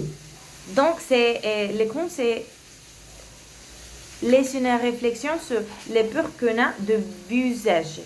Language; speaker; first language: French; non-native, learner; Spanish